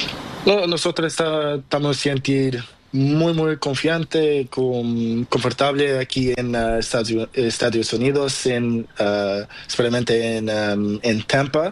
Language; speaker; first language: Spanish; non-native, learner; Portuguese